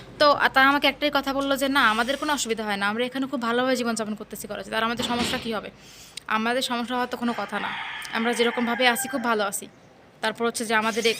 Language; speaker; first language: Bangla; native; Bangla